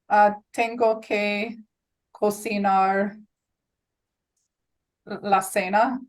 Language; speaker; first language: Spanish; non-native, learner; English